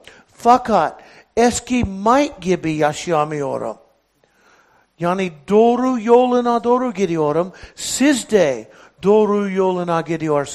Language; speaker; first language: Turkish; non-native, fluent; English